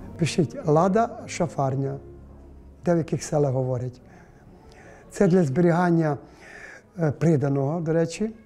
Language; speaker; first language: Ukrainian; native; Ukrainian